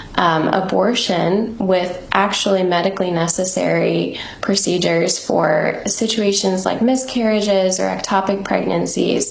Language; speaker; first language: English; native; English